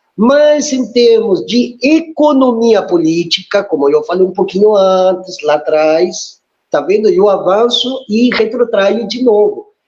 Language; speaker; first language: Portuguese; non-native, fluent; Spanish